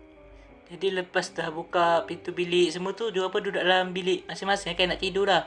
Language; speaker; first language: Malay; native; Malay